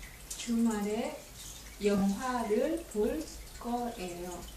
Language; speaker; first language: Korean; non-native, learner; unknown